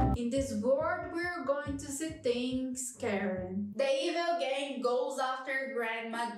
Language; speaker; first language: English; non-native, fluent; Portuguese